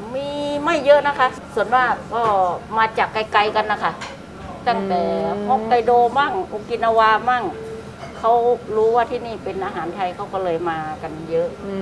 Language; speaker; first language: Thai; native; Thai